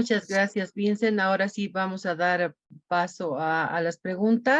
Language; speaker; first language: Spanish; native; Spanish